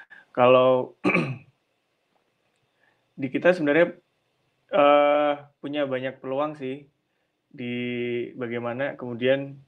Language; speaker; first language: Indonesian; native; Indonesian